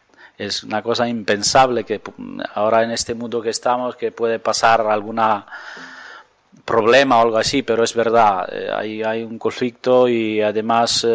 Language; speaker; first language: Spanish; non-native, fluent; Ukrainian